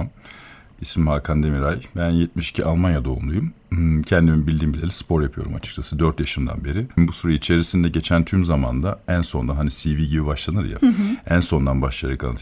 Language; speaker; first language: Turkish; early bilingual, heritage; Turkish